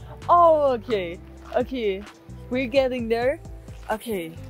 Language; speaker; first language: English; non-native, fluent; German